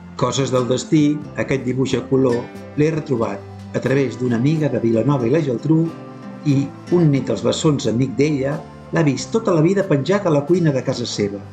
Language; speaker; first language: Catalan; native; Catalan